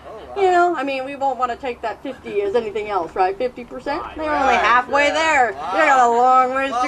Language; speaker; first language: English; native; English